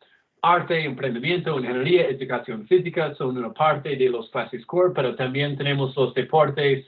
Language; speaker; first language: Spanish; non-native, fluent; English